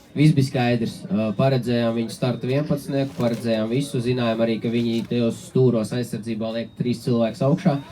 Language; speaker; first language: Latvian; native; Latvian